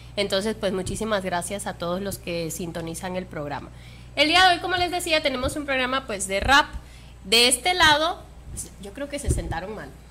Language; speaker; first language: Spanish; native; Spanish